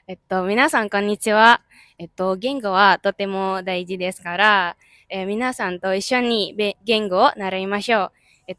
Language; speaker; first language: Japanese; non-native, learner; Indonesian